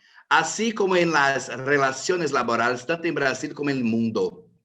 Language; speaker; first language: Spanish; non-native, fluent; Portuguese